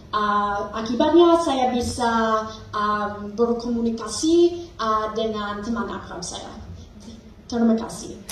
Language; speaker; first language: Indonesian; non-native, learner; English